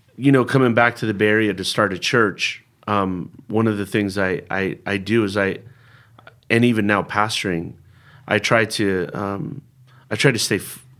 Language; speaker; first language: English; early bilingual, other home language; Spanish